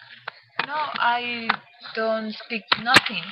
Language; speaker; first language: English; non-native, learner; Spanish